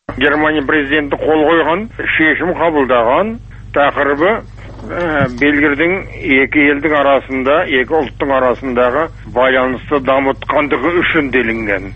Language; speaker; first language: Kazakh; non-native, local second language; German